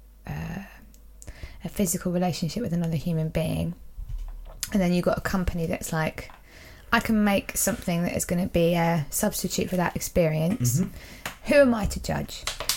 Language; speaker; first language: English; native; English